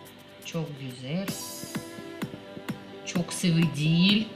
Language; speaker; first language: Turkish; non-native, learner; Russian